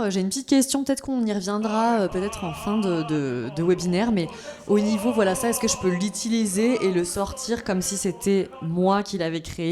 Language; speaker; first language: French; native; French